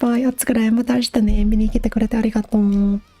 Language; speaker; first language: Japanese; non-native, learner; English